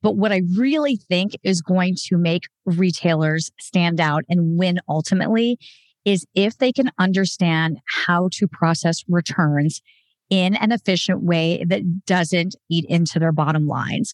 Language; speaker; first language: English; native; English